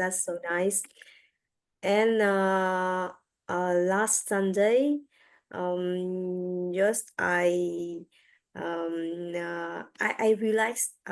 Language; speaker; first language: English; non-native, learner; French